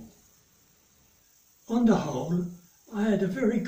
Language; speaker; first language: English; native; English